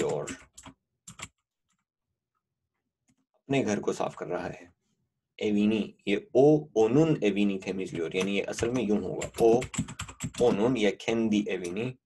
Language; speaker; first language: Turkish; non-native, fluent; Urdu